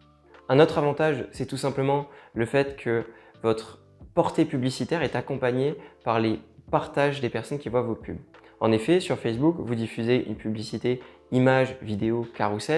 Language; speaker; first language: French; native; French